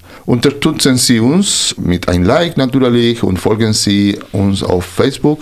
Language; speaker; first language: German; non-native, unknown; Spanish